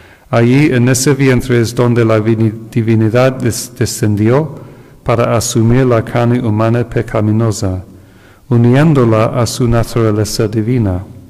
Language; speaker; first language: Spanish; non-native, fluent; English